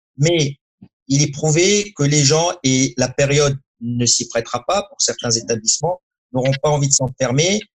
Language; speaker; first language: French; non-native, local second language; Arabic